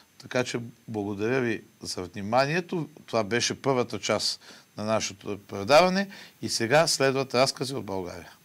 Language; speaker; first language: Bulgarian; native; Bulgarian